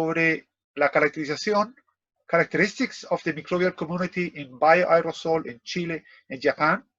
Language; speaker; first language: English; non-native, fluent; Spanish